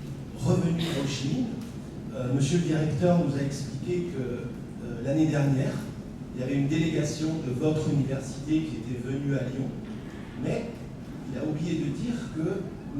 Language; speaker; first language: French; native; French